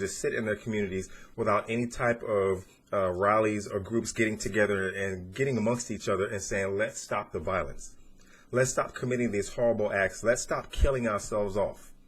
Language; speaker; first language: English; native; English